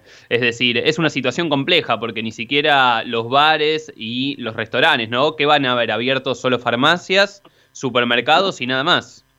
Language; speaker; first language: Spanish; native; Spanish